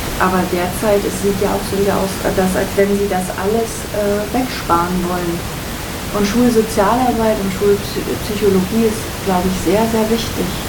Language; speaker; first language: German; native; German